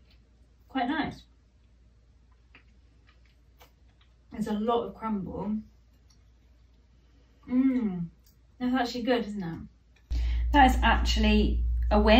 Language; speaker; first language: English; native; English